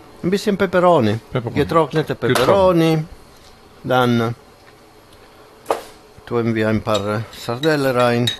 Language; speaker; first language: German; non-native, fluent; Italian